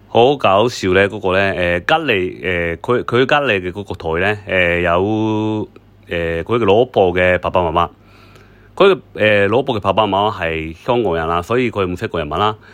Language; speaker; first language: Cantonese; non-native, learner; Japanese